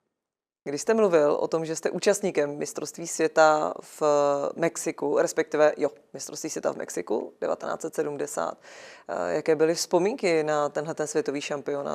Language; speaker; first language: Czech; native; Czech